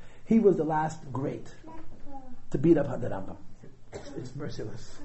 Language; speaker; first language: English; native; English